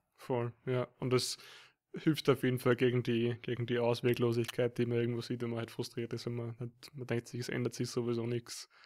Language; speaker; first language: German; native; German